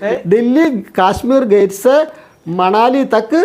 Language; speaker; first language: Hindi; non-native, local second language; Malayalam